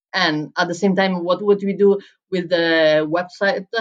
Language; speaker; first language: English; non-native, fluent; Italian